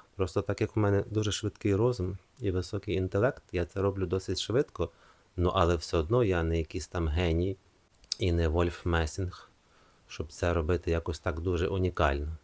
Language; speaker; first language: Ukrainian; non-native, fluent; Italian